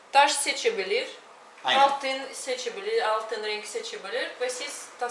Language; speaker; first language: Turkish; non-native, learner; Russian